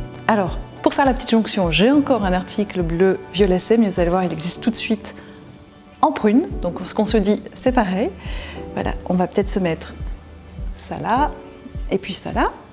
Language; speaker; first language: French; native; French